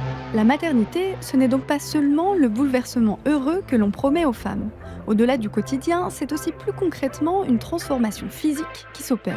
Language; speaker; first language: French; native; French